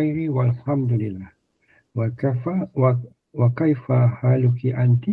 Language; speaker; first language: Arabic; non-native, learner; Malay